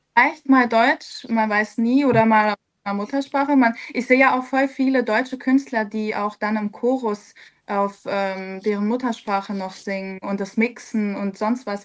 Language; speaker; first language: German; early bilingual, other home language; Serbian